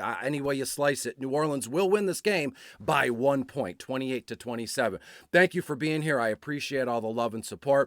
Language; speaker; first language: English; native; English